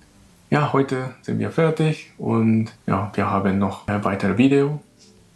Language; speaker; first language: German; non-native, learner; Japanese